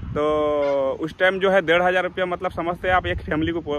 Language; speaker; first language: Hindi; non-native, local second language; Bangla